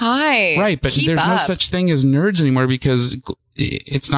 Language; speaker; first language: English; native; English